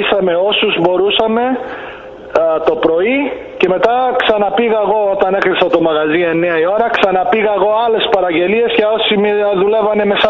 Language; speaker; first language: Greek; early bilingual, heritage; Greek